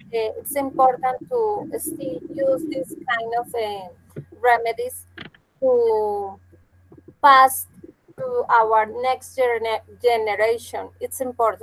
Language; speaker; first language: English; non-native, fluent; Spanish